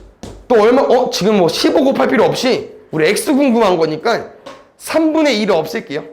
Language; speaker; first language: Korean; native; Korean